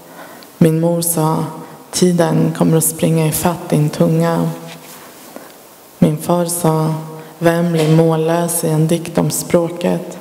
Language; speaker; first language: Swedish; early bilingual, other home language; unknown